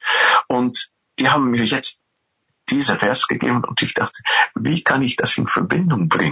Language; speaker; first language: German; non-native, fluent; Dutch